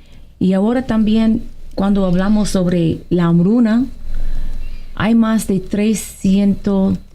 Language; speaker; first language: Spanish; non-native, fluent; Arabic